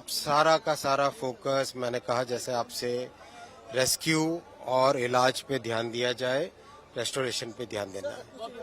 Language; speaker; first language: Hindi; native; Hindi